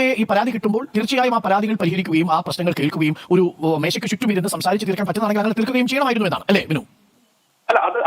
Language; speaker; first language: Malayalam; native; Malayalam